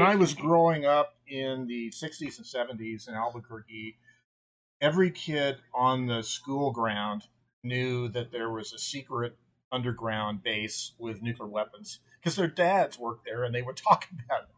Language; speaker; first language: English; native; English